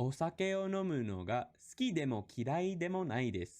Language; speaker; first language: Japanese; non-native, fluent; English